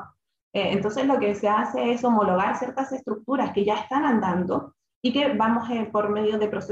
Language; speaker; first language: Spanish; native; Spanish